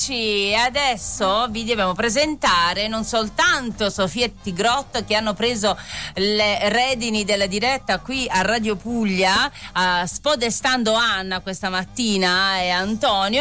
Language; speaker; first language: Italian; native; Italian